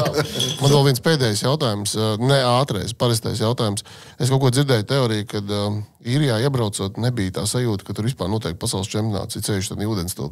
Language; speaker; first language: Latvian; native; Latvian